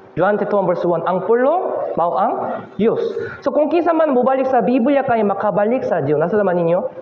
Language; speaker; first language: Cebuano; non-native, fluent; Korean